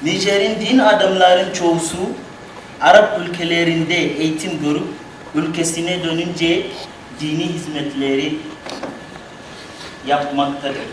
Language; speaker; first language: Turkish; non-native, learner; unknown